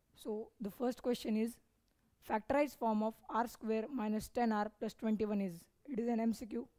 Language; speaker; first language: English; non-native, local second language; Marathi